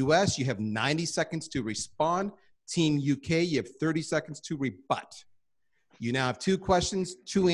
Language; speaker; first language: English; native; English